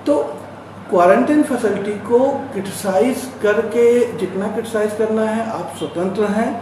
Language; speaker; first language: Hindi; non-native, local second language; Marathi